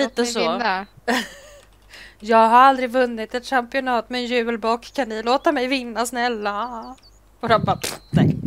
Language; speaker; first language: Swedish; native; Swedish